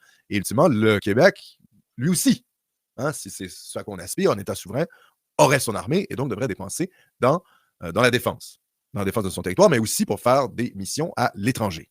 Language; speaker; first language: French; native; French